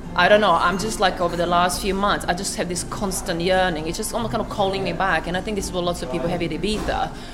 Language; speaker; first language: English; non-native, fluent; Croatian